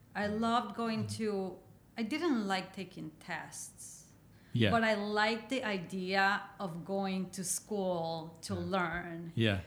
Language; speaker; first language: English; non-native, fluent; Spanish